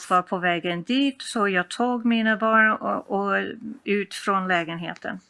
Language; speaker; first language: Swedish; non-native, fluent; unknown